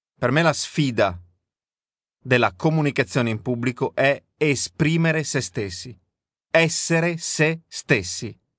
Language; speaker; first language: Italian; native; Italian